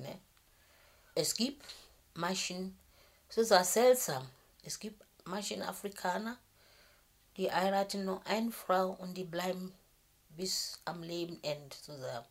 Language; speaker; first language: German; non-native, fluent; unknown